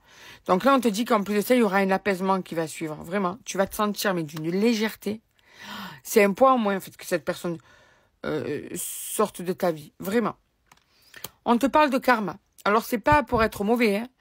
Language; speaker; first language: French; native; French